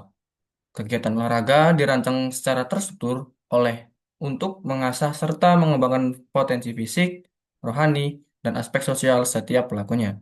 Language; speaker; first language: Indonesian; native; Indonesian